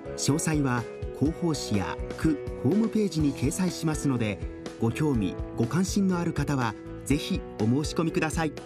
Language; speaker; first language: Japanese; native; Japanese